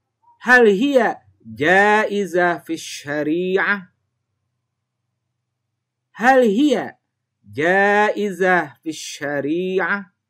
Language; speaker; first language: Arabic; non-native, learner; Indonesian